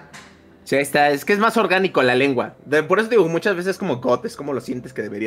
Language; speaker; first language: Spanish; native; Spanish